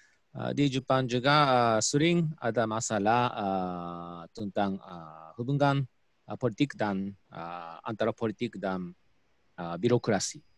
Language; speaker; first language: Indonesian; non-native, learner; Japanese